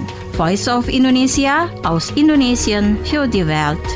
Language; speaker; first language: German; non-native, fluent; Indonesian